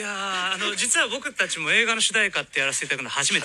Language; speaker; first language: Japanese; native; Japanese